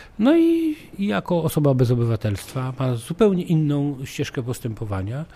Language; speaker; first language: Polish; native; Polish